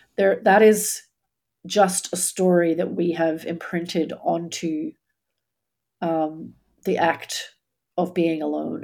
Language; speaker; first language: English; native; English